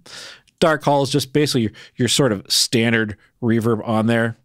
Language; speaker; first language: English; native; English